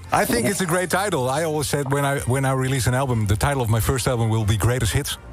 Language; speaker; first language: English; non-native, fluent; Dutch